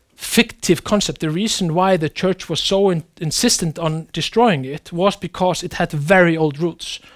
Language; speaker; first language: English; non-native, fluent; Icelandic